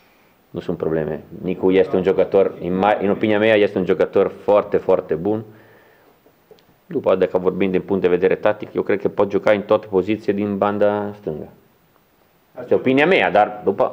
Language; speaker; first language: Romanian; non-native, learner; Italian